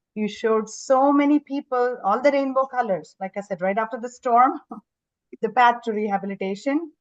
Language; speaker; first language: English; non-native, local second language; Kannada